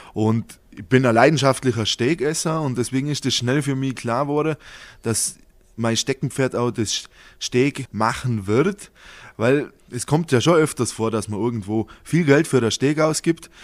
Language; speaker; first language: German; native; German